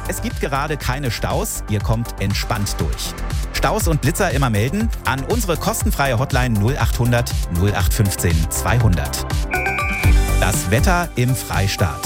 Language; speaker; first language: German; native; German